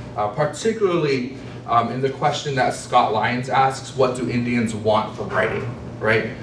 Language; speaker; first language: English; native; English